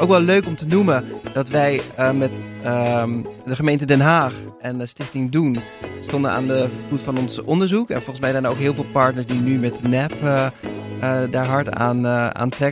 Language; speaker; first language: Dutch; native; Dutch